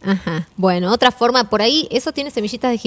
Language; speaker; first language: Spanish; native; Spanish